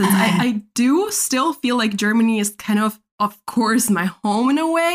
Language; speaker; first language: English; non-native, fluent; Spanish